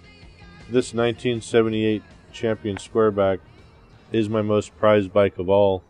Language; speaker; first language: English; native; English